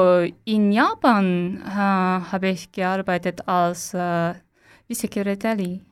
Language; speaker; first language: German; non-native, learner; Japanese